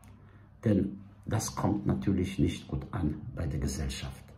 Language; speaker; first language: German; non-native, fluent; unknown